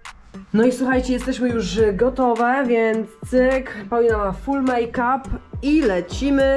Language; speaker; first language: Polish; native; Polish